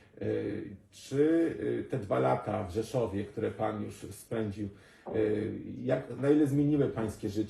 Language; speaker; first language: Polish; native; Polish